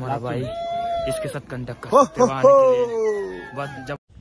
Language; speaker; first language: Hindi; non-native, learner; Bangla